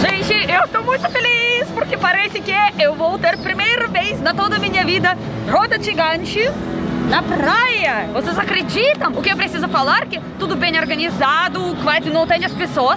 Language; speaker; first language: Portuguese; non-native, learner; Russian